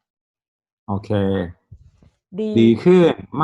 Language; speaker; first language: Thai; non-native, fluent; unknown